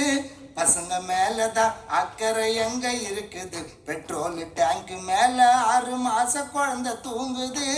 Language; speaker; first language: Tamil; native; Tamil